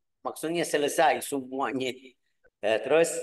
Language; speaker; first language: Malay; non-native, fluent; Arabic